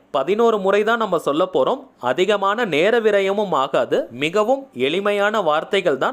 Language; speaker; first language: Tamil; native; Tamil